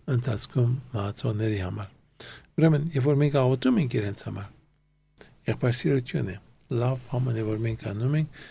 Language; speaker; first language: Armenian; early bilingual, heritage; Armenian